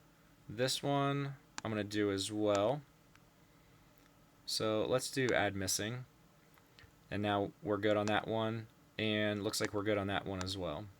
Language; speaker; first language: English; native; English